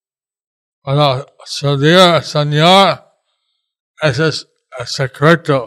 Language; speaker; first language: Spanish; non-native, learner; English